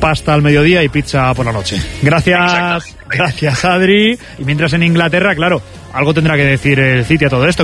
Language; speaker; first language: Spanish; native; Spanish